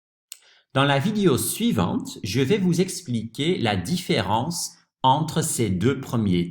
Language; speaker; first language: French; non-native, fluent; Dutch